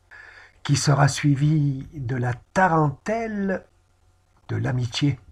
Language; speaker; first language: French; native; French